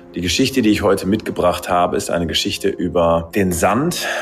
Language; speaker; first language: German; native; German